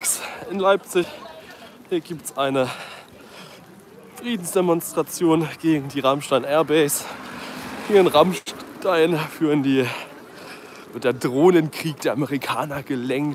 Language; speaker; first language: German; native; German